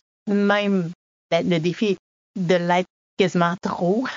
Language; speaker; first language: French; native; French